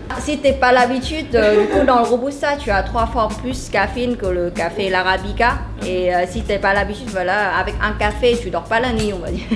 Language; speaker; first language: French; non-native, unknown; Vietnamese